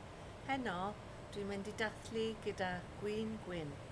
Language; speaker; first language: Welsh; non-native, local second language; English